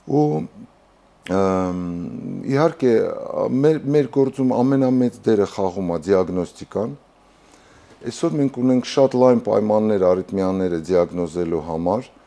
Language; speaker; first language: Armenian; native; Armenian